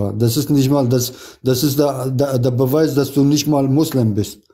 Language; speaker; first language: German; non-native, fluent; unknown